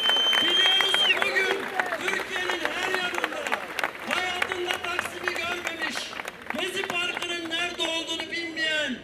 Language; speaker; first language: Turkish; native; Turkish